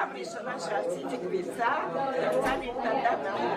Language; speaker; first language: Hebrew; non-native, fluent; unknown